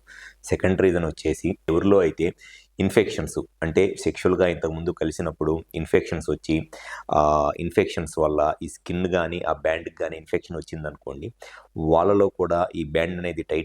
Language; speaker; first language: Telugu; native; Telugu